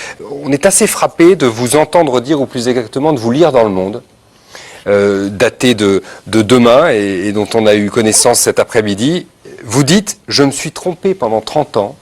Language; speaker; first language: French; native; French